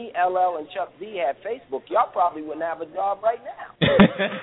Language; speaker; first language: English; native; English